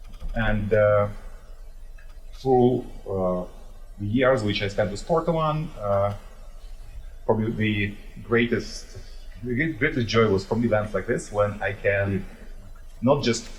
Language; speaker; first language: English; non-native, fluent; Ukrainian